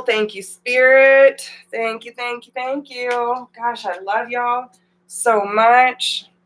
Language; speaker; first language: English; native; English